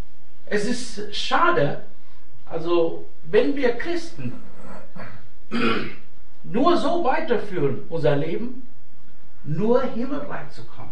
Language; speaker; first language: German; non-native, fluent; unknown